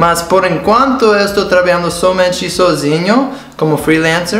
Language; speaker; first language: Portuguese; non-native, fluent; English